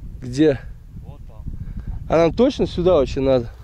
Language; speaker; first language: Russian; native; Russian